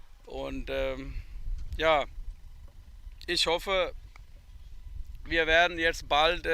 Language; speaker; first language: German; non-native, fluent; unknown